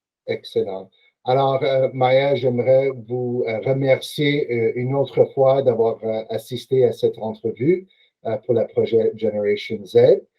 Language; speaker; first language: French; non-native, local second language; English